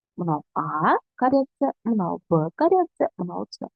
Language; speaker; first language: Russian; non-native, local second language; Kazakh